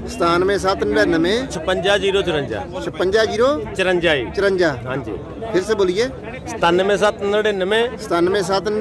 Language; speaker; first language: Hindi; non-native, local second language; Punjabi